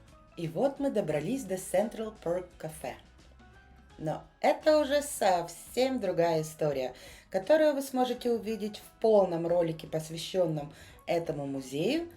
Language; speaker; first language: Russian; native; Russian